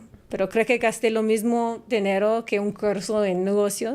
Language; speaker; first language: Spanish; non-native, fluent; English